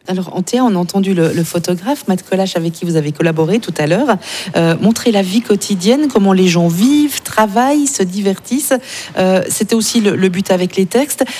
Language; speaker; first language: French; native; French